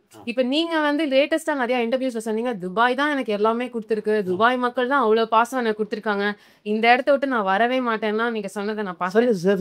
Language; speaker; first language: Tamil; native; Tamil